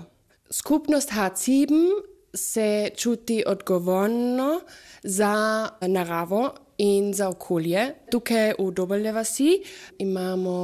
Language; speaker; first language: Slovenian; non-native, fluent; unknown